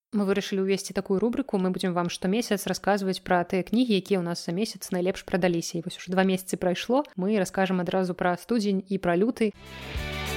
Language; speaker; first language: Belarusian; non-native, local second language; Russian